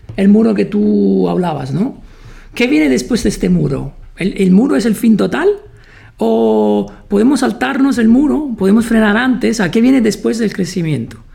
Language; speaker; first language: Spanish; non-native, fluent; Italian